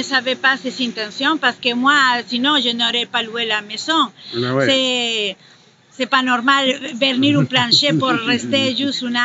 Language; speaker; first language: French; non-native, fluent; Spanish